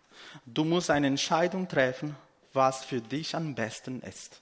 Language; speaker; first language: German; non-native, fluent; Portuguese